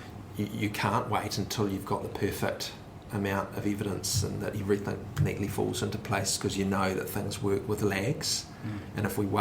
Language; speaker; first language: English; native; English